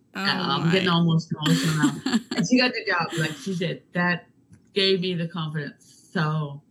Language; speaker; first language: English; non-native, fluent; Danish